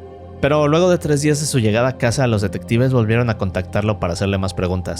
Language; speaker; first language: Spanish; native; Spanish